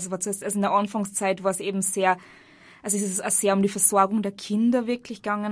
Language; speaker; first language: German; native; German